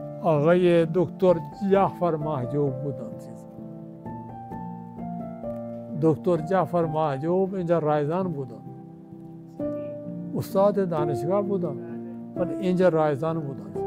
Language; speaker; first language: Persian; non-native, fluent; Urdu